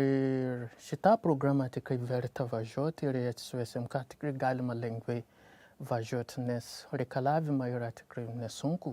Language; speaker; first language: Lithuanian; non-native, learner; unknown